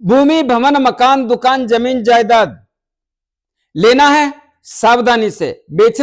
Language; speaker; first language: Hindi; native; Hindi